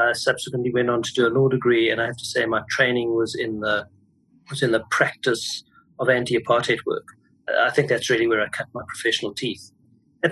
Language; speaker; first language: English; native; English